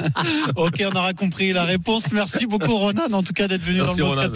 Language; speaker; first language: French; native; French